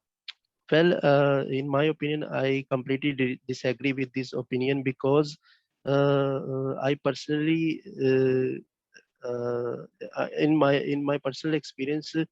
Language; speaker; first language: English; non-native, learner; Bangla